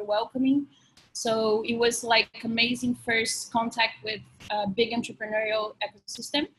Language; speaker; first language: English; non-native, fluent; Portuguese